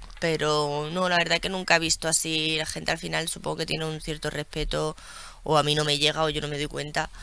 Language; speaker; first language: Spanish; early bilingual, other home language; French